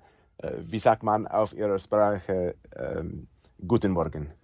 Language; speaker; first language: German; non-native, learner; English